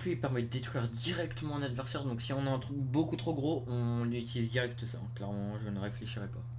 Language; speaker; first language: French; native; French